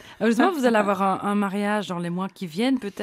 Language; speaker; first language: French; native; French